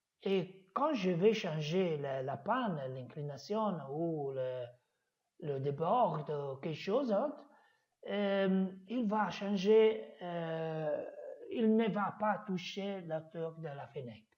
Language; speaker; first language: French; non-native, fluent; Italian